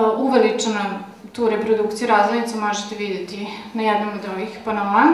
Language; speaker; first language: Serbian; native; Serbian